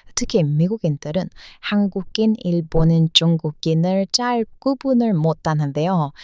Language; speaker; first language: Korean; non-native, fluent; English